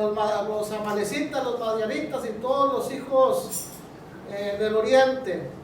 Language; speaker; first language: Spanish; native; Spanish